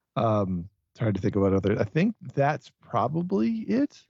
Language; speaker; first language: English; native; English